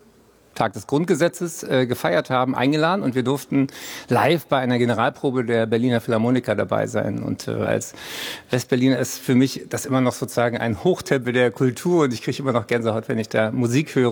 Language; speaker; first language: German; native; German